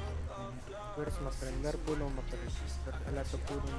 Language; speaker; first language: English; non-native, learner; Filipino